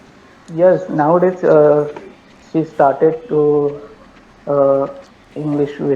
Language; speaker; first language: English; non-native, learner; Hindi